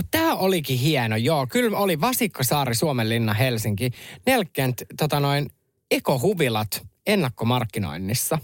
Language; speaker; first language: Finnish; native; Finnish